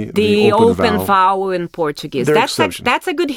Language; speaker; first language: English; non-native, fluent; Portuguese